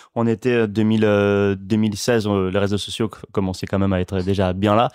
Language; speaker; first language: French; native; French